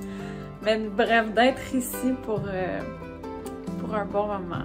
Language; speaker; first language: French; native; French